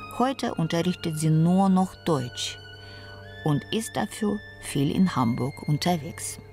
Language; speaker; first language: German; non-native, fluent; Russian